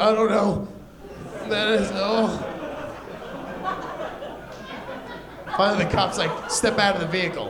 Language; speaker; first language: English; native; English